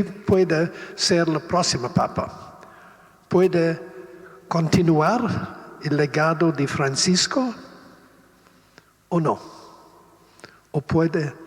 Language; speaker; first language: Spanish; non-native, learner; Italian